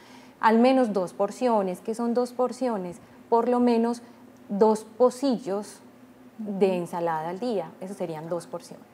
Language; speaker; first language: Spanish; native; Spanish